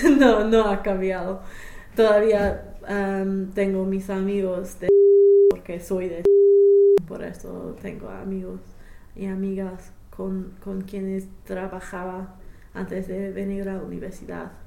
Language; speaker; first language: Spanish; non-native, fluent; English